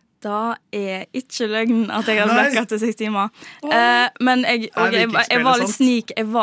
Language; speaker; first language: Norwegian; native; Norwegian